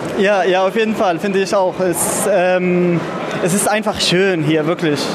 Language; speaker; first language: German; non-native, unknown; Arabic